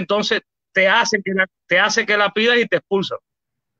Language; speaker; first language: Spanish; native; Spanish